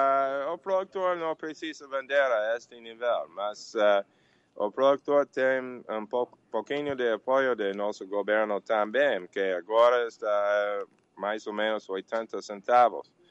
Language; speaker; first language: Portuguese; non-native, learner; English